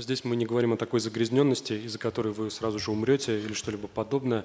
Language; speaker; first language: Russian; native; Russian